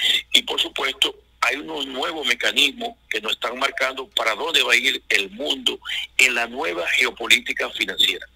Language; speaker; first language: Spanish; native; Spanish